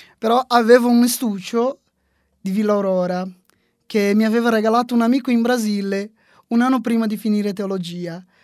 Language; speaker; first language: Italian; non-native, fluent; Portuguese